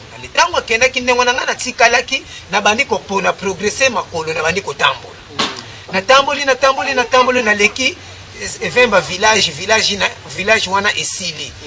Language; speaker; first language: Lingala; non-native, local second language; Kongo